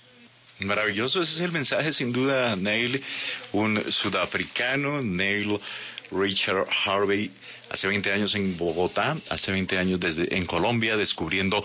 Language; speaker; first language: Spanish; native; Spanish